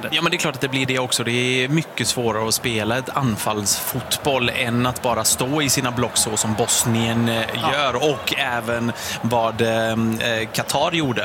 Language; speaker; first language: Swedish; native; Swedish